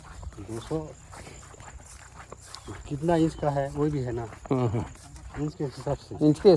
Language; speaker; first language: Hindi; non-native, local second language; Odia